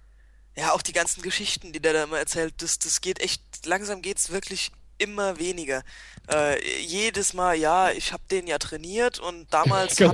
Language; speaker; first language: German; native; German